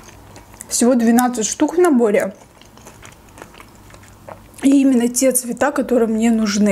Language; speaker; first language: Russian; native; Russian